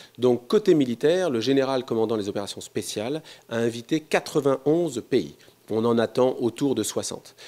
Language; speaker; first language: French; native; French